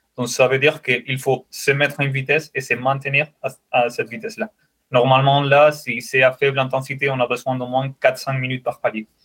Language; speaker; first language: French; non-native, fluent; Spanish